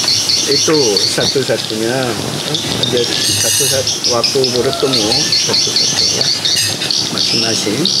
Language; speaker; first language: Indonesian; non-native, learner; Korean